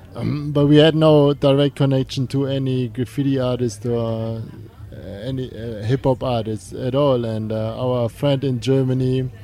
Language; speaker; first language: English; non-native, fluent; German